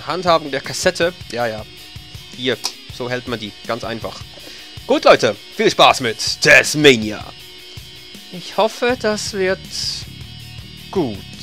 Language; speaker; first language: German; native; German